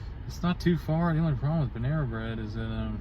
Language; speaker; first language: English; native; English